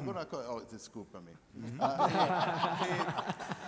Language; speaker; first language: Spanish; non-native, fluent; English